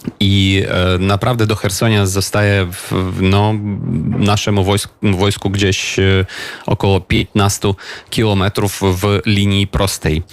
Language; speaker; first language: Polish; non-native, fluent; Ukrainian